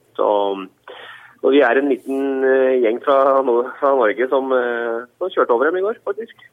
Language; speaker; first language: Norwegian; native; Norwegian